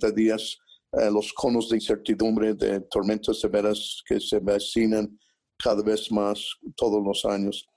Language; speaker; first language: Spanish; early bilingual, heritage; Spanish